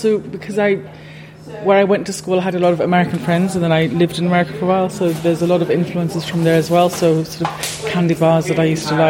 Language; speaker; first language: English; native; English